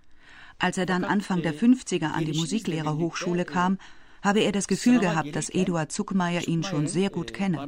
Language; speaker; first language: German; native; German